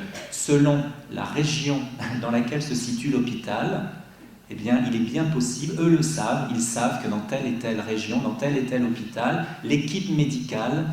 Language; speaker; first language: French; native; French